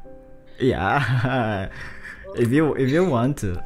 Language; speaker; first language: English; non-native, fluent; Indonesian